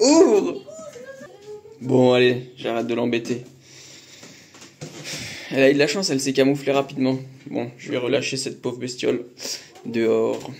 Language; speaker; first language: French; native; French